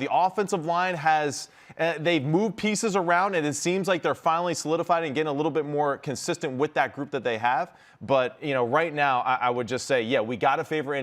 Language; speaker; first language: English; native; English